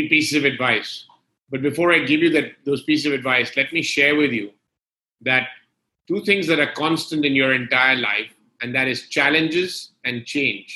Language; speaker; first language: English; native; English